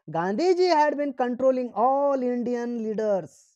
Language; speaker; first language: Hindi; non-native, local second language; Marathi